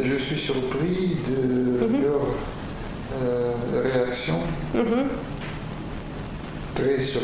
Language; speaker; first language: French; non-native, learner; Russian